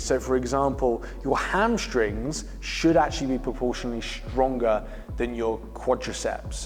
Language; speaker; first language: English; native; English